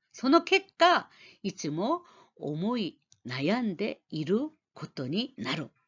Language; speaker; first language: Japanese; non-native, fluent; Korean